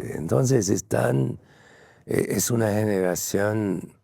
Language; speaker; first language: Spanish; non-native, fluent; English